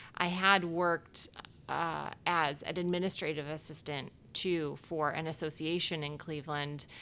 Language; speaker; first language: English; native; English